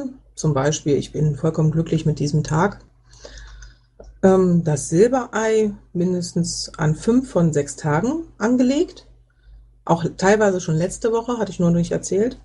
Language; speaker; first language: German; native; German